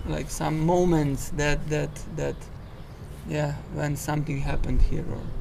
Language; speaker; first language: English; non-native, fluent; Slovenian